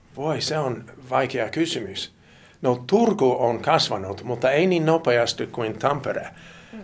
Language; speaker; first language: Finnish; non-native, fluent; English